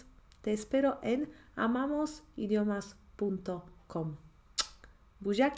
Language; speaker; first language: Spanish; non-native, fluent; Polish